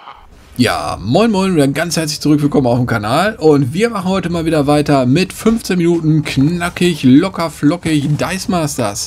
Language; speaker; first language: German; native; German